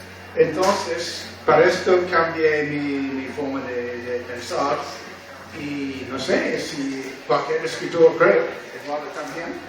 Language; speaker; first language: Spanish; non-native, fluent; English